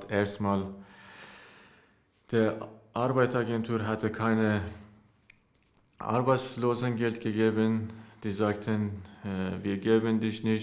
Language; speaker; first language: German; non-native, learner; Persian